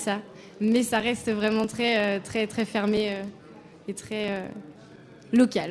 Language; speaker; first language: French; native; French